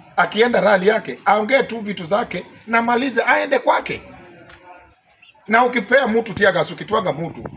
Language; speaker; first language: Swahili; non-native, local second language; Luo (Kenya and Tanzania)